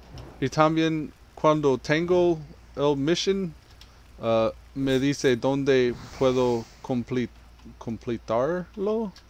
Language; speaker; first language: Spanish; non-native, learner; English